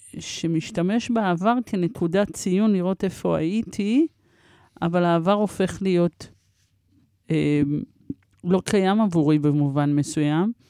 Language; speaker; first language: Hebrew; early bilingual, other home language; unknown